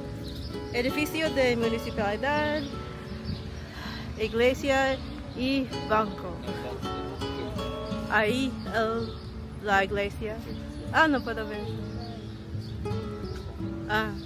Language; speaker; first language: Spanish; non-native, learner; English